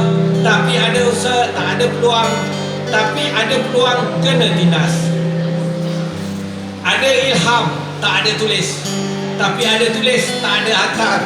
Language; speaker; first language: Malay; native; Malay